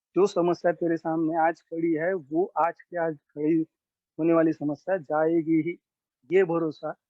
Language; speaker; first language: Hindi; non-native, local second language; Marathi